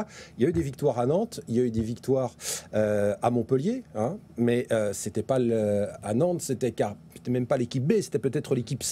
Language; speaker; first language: French; native; French